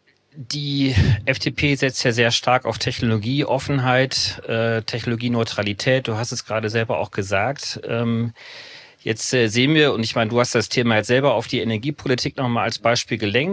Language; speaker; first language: German; native; German